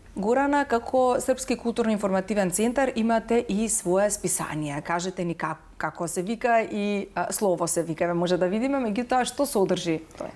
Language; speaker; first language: Macedonian; native; Macedonian